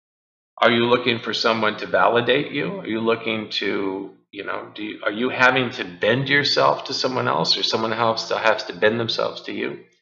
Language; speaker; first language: English; native; English